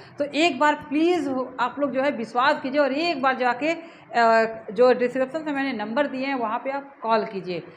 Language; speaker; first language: Hindi; native; Hindi